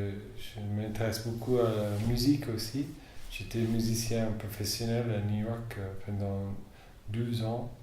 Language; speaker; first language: French; non-native, fluent; English